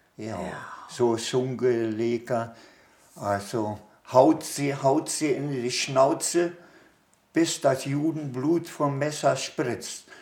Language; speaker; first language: Icelandic; non-native, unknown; German